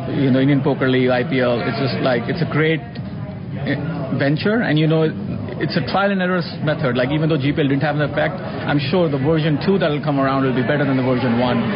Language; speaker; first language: English; non-native, local second language; Hindi